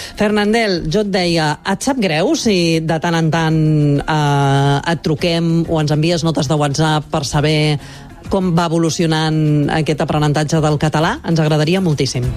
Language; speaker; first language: Catalan; native; Catalan